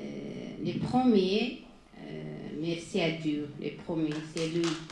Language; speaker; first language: French; non-native, learner; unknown